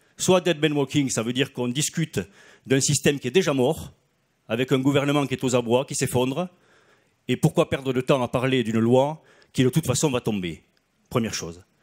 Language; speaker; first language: French; native; French